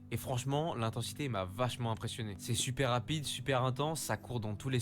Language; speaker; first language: French; native; French